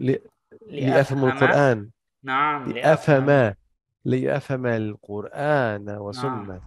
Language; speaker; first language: Arabic; non-native, learner; English